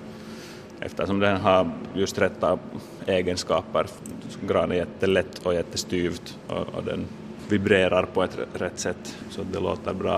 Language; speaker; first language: Swedish; native; Swedish